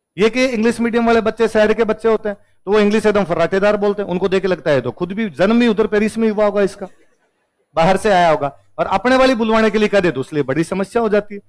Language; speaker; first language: Hindi; non-native, local second language; Rajasthani